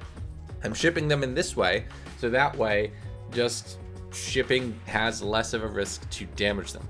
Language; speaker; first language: English; native; English